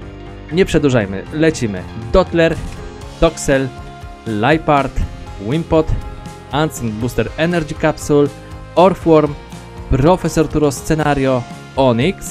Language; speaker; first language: Polish; native; Polish